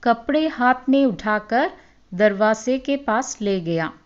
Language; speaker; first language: Hindi; non-native, local second language; Malayalam